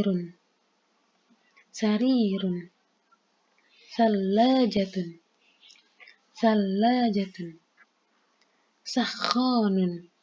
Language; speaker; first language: Arabic; non-native, fluent; Indonesian